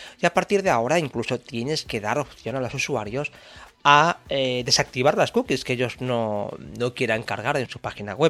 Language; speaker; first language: Spanish; native; Spanish